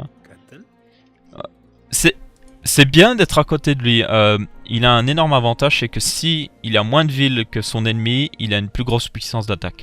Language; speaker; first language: French; native; French